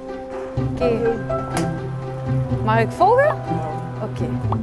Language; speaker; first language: Dutch; native; Dutch